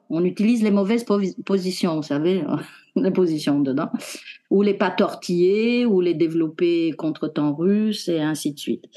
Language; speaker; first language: French; non-native, fluent; Romanian